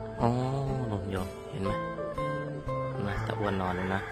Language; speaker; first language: Thai; native; Thai